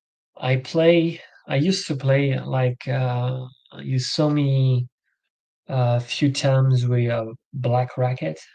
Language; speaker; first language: English; non-native, learner; French